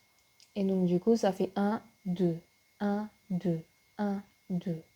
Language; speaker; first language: French; native; French